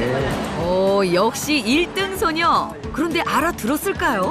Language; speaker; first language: Korean; native; Korean